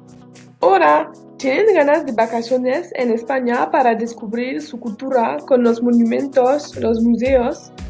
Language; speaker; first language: Spanish; non-native, learner; French